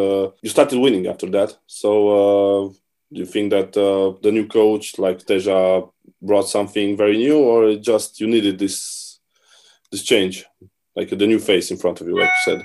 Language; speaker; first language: English; non-native, fluent; Romanian